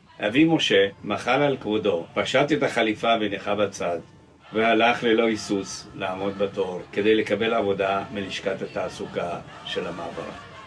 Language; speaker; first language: Hebrew; early bilingual, other home language; Arabic